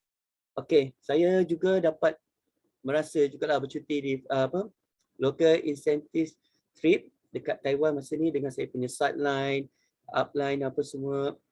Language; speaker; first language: Malay; native; Malay